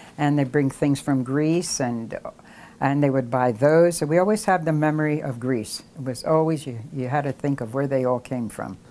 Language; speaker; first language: English; native; English